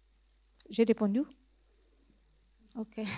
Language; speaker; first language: French; non-native, learner; Italian